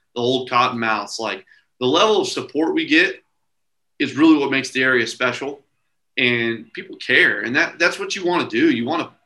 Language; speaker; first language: English; native; English